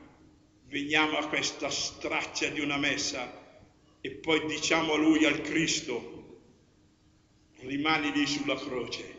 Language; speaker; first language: Italian; non-native, fluent; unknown